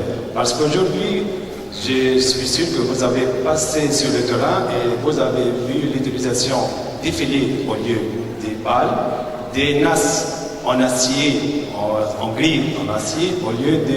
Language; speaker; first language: French; non-native, local second language; Arabic